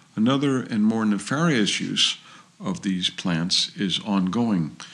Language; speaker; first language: English; native; English